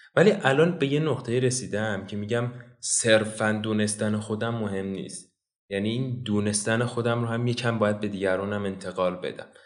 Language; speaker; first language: Persian; non-native, local second language; Azerbaijani